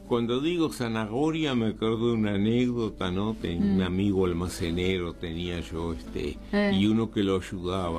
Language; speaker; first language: Spanish; native; Spanish